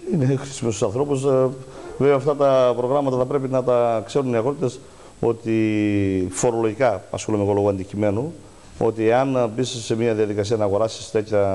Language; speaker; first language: Greek; native; Greek